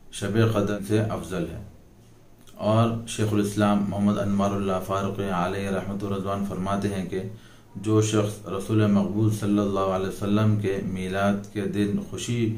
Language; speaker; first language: Urdu; native; Urdu